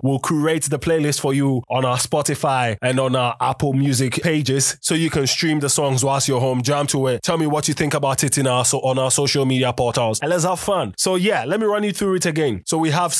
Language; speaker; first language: English; non-native, local second language; Akan